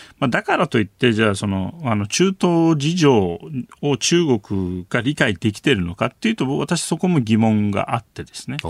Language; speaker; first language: Japanese; non-native, fluent; Turkish